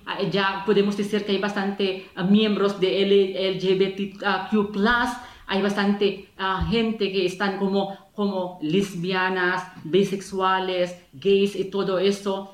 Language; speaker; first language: Spanish; non-native, fluent; Filipino